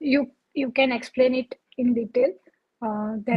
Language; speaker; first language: English; non-native, local second language; Gujarati